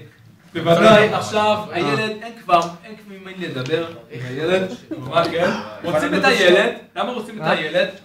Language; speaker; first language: Hebrew; non-native, fluent; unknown